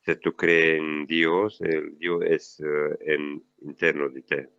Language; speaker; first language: Spanish; non-native, learner; Italian